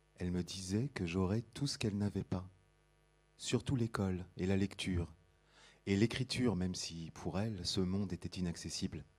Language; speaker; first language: French; native; French